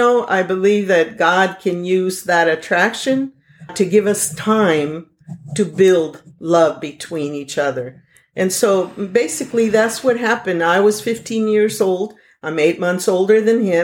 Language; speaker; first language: English; non-native, fluent; Spanish